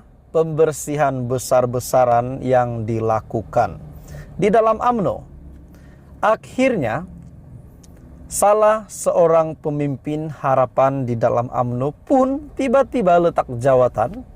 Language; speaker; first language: Malay; native; Malay